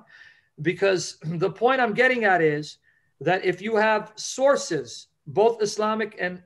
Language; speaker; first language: English; native; English